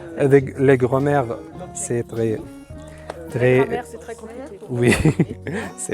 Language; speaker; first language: French; non-native, learner; Arabic